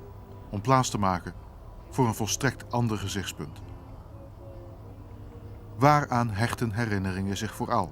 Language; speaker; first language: Dutch; native; Dutch